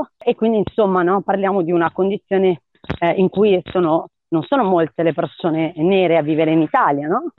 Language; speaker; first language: Italian; early bilingual, other home language; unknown